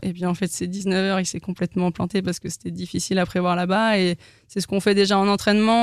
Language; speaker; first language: French; native; French